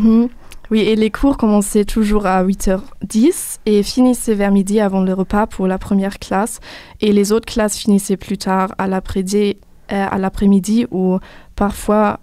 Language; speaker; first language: French; non-native, fluent; German